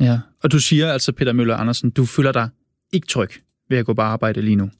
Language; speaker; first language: Danish; native; Danish